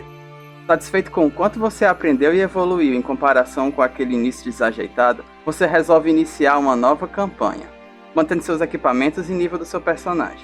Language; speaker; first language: Portuguese; native; Portuguese